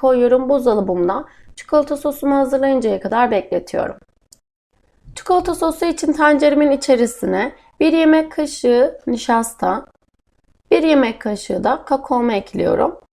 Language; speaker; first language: Turkish; native; Turkish